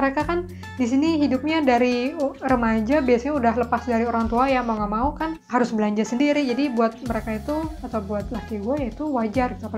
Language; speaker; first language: Indonesian; native; Indonesian